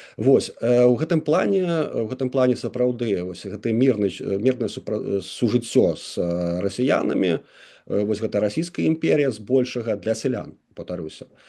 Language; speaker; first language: Belarusian; non-native, local second language; Russian